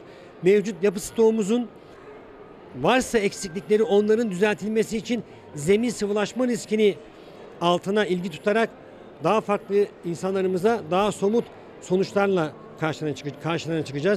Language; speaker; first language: Turkish; native; Turkish